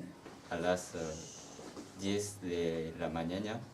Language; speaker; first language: Spanish; non-native, learner; French